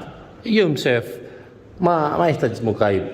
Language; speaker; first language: Arabic; non-native, learner; Indonesian